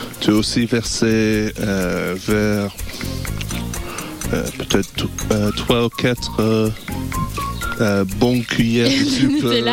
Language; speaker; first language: French; non-native, learner; English